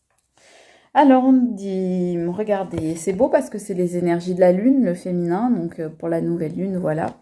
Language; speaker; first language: French; native; French